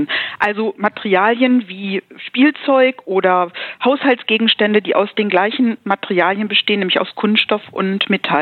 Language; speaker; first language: German; native; German